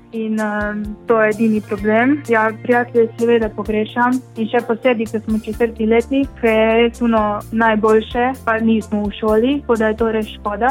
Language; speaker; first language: Slovenian; early bilingual, other home language; Bosnian